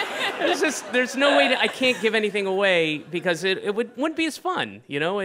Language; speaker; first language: English; native; English